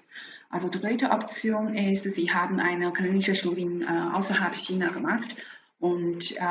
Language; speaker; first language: German; non-native, fluent; Chinese